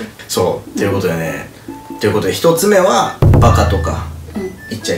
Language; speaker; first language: Japanese; native; Japanese